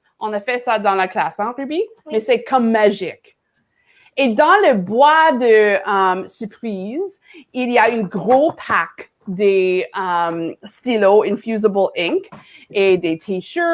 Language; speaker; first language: French; non-native, learner; English